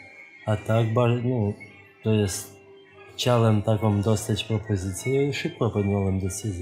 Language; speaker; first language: Polish; non-native, fluent; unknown